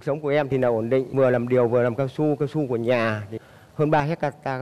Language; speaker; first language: Vietnamese; native; Vietnamese